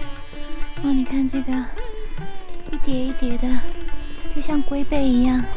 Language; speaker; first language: Chinese; native; Chinese